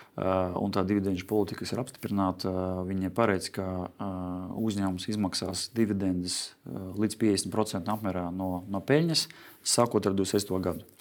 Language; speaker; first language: Latvian; non-native, local second language; Russian